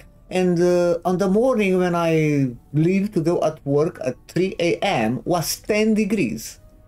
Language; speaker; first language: English; non-native, fluent; Romanian